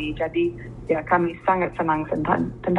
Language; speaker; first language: Indonesian; non-native, fluent; English